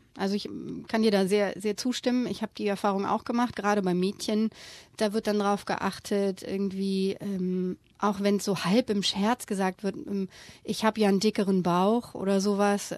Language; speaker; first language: German; native; German